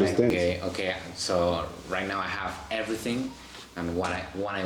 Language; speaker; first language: English; non-native, learner; Spanish